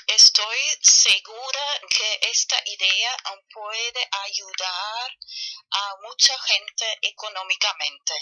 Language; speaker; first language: Spanish; non-native, fluent; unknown